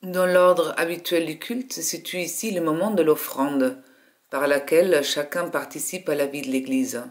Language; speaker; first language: French; native; French